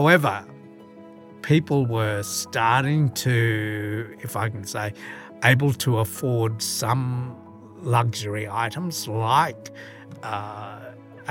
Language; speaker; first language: English; native; English